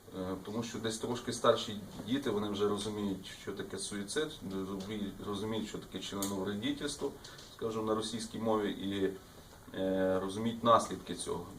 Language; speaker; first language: Ukrainian; native; Ukrainian